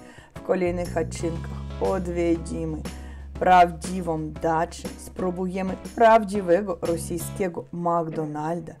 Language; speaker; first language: Polish; non-native, fluent; Russian